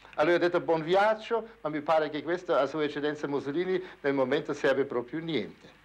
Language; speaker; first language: Italian; non-native, fluent; German